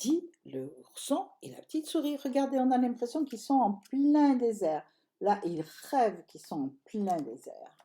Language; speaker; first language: French; native; French